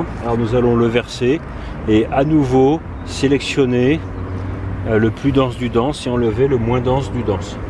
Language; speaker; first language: French; native; French